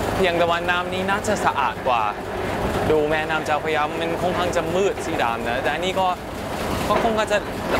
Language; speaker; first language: Thai; non-native, fluent; English